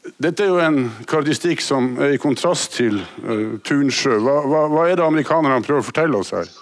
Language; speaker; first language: Norwegian; native; Norwegian